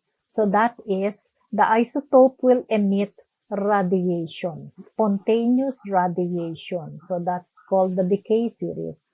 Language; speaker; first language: English; non-native, local second language; Filipino